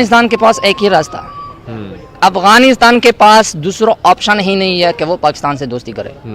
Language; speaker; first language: Hindi; non-native, local second language; Pashto